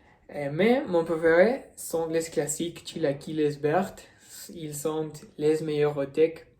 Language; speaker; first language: French; non-native, learner; Spanish